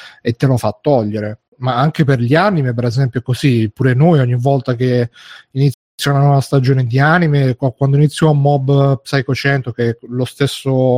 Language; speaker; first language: Italian; native; Italian